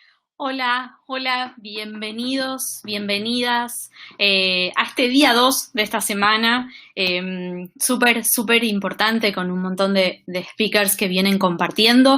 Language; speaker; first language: Spanish; native; Spanish